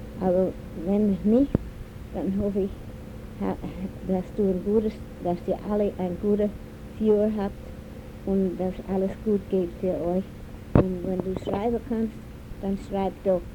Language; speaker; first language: German; early bilingual, heritage; German